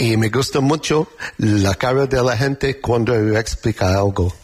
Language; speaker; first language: Spanish; non-native, learner; English